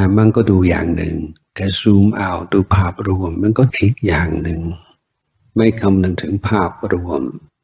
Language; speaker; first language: Thai; non-native, fluent; English